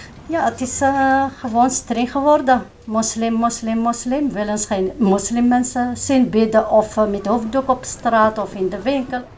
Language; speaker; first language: Dutch; non-native, learner; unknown